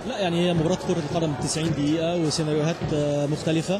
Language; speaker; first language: Arabic; native; Arabic